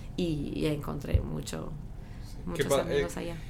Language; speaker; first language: Spanish; non-native, fluent; French